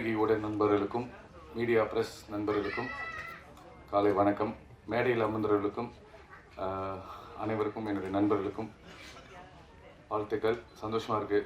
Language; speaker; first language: Tamil; native; Tamil